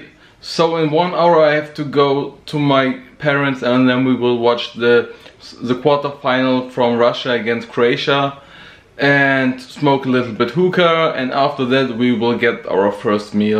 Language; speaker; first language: English; non-native, fluent; German